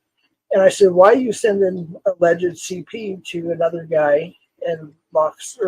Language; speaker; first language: English; native; English